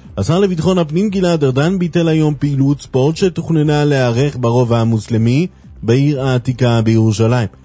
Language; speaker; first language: Hebrew; native; Hebrew